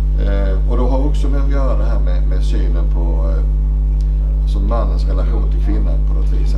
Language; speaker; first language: Swedish; native; Swedish